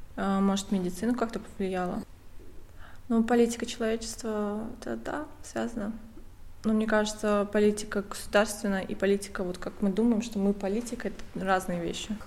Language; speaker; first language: Russian; native; Russian